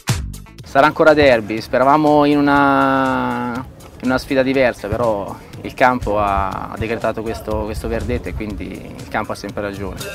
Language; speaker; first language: Italian; native; Italian